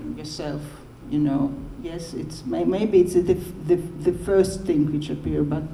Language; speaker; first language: English; non-native, learner; Russian